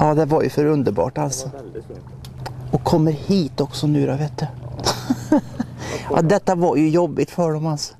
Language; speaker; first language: Swedish; native; Swedish